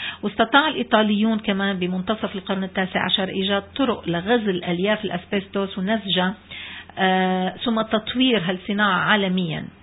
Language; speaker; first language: Arabic; native; Arabic